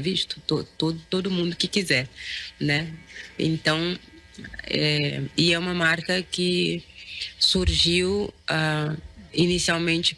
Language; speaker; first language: Portuguese; non-native, local second language; Kabuverdianu